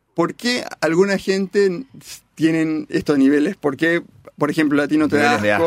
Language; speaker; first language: Spanish; early bilingual, heritage; Spanish